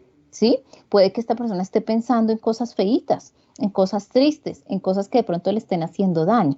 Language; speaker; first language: Spanish; native; Spanish